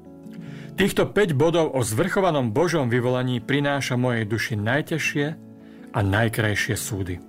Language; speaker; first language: Slovak; native; Slovak